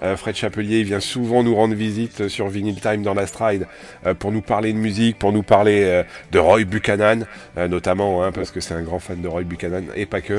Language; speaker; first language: French; native; French